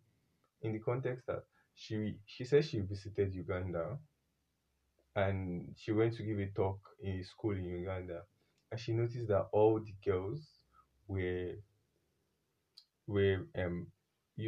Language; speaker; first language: English; non-native, local second language; Yoruba